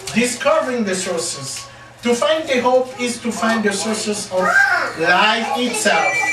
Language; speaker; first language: English; non-native, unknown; Lingala